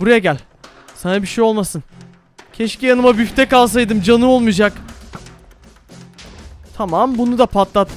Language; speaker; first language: Turkish; native; Turkish